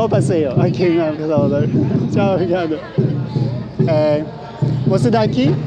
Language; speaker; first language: Portuguese; non-native, learner; Turkish